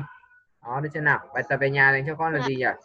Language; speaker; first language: Vietnamese; native; Vietnamese